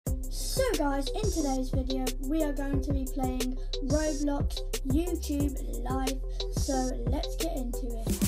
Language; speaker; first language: English; native; English